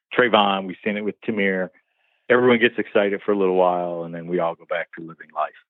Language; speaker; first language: English; native; English